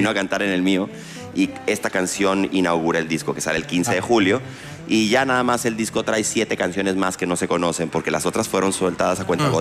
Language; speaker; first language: Spanish; native; Spanish